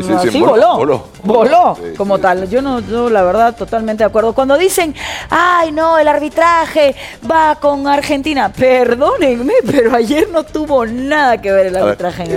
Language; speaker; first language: Spanish; native; Spanish